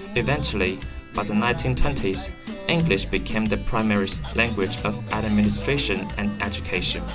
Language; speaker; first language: English; non-native, fluent; Chinese